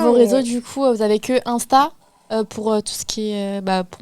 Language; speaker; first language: French; native; French